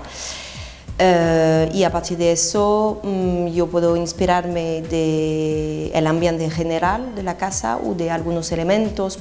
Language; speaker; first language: Spanish; non-native, fluent; French